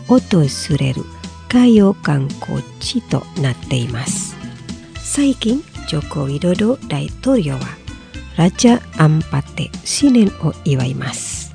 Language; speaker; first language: Japanese; non-native, fluent; Indonesian